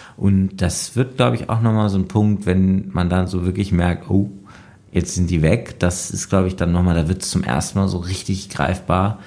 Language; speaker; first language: German; native; German